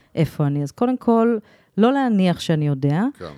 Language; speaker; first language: Hebrew; non-native, fluent; English